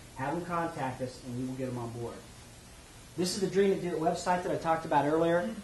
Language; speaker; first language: English; native; English